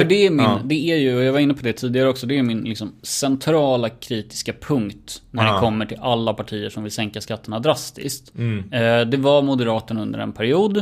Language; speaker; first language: Swedish; native; Swedish